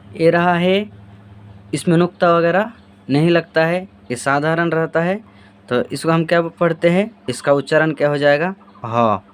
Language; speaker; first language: Hindi; native; Hindi